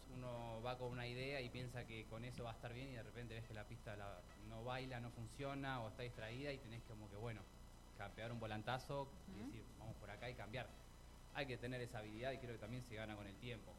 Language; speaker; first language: Spanish; native; Spanish